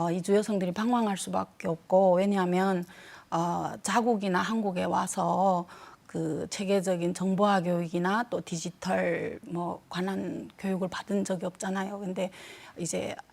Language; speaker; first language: Korean; non-native, fluent; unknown